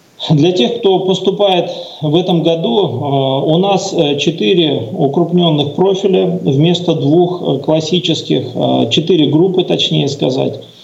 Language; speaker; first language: Russian; native; Russian